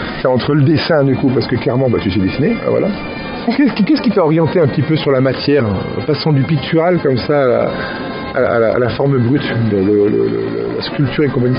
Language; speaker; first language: French; non-native, fluent; Spanish